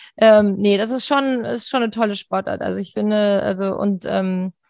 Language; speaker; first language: German; native; German